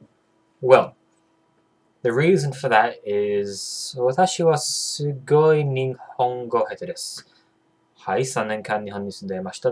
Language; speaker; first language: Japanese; non-native, learner; English